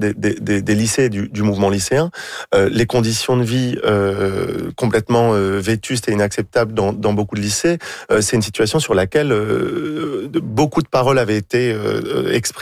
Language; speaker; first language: French; native; French